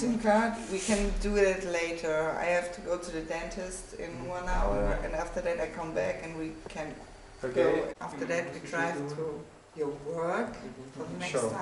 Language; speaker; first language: English; non-native, learner; German